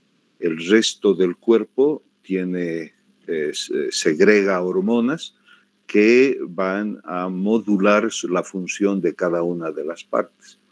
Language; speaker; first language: Spanish; native; Spanish